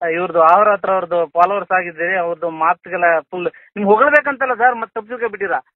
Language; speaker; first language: Kannada; native; Kannada